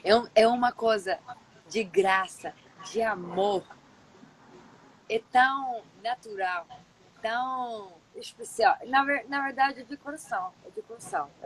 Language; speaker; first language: Portuguese; non-native, fluent; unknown